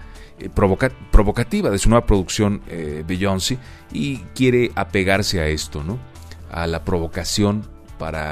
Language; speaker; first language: Spanish; native; Spanish